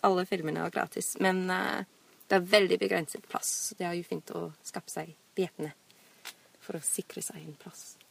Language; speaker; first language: Norwegian; non-native, fluent; English